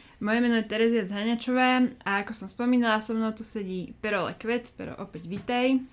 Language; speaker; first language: Slovak; native; Slovak